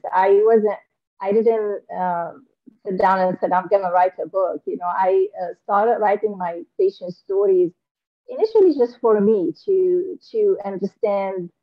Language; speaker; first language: English; non-native, fluent; Arabic